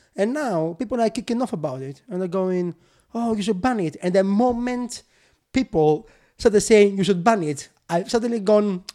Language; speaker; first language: English; non-native, fluent; Greek